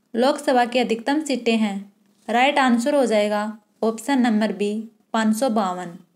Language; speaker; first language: Hindi; native; Hindi